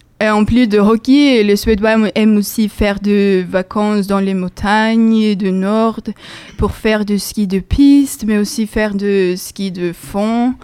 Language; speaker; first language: French; non-native, learner; Swedish